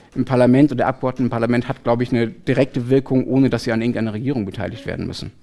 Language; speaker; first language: German; native; German